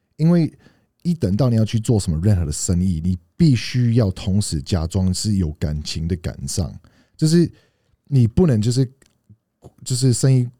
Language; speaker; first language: Chinese; non-native, fluent; English